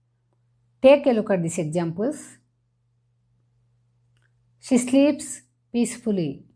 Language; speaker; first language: English; non-native, fluent; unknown